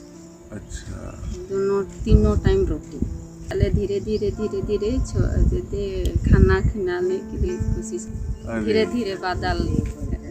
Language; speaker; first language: Hindi; non-native, local second language; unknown